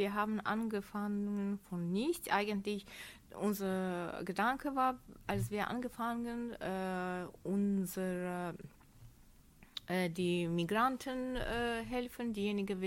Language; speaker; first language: German; non-native, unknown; Azerbaijani